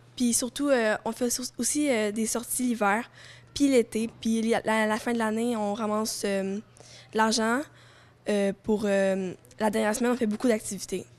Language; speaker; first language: French; native; French